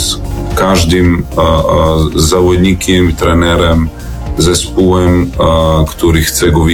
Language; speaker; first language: Polish; non-native, fluent; Serbian